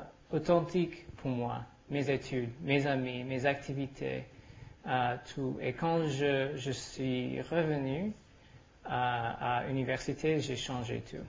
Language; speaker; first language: French; non-native, learner; English